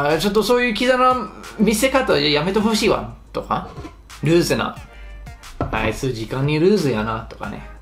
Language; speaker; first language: Japanese; non-native, fluent; English